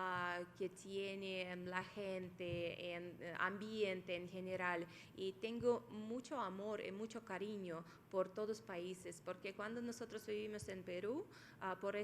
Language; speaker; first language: Spanish; non-native, fluent; Russian